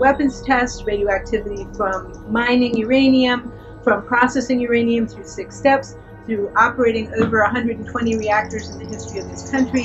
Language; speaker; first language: English; native; English